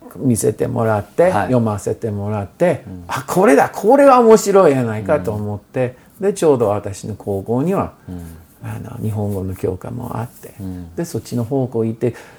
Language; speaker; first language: Japanese; non-native, fluent; English